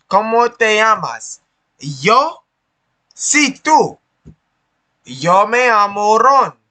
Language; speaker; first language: Spanish; non-native, learner; English